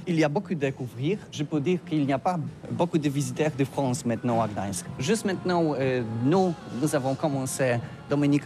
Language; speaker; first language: French; non-native, learner; Polish